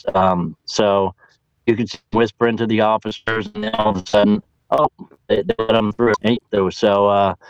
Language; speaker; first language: English; native; English